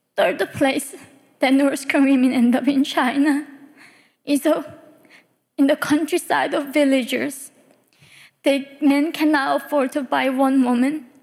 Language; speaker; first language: English; early bilingual, other home language; Korean